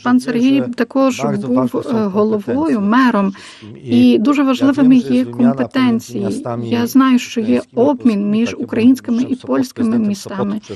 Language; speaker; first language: Ukrainian; non-native, fluent; Polish